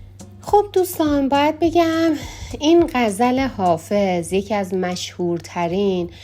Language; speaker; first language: Persian; native; Persian